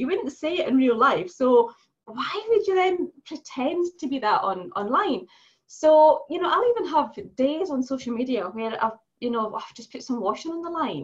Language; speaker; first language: English; native; English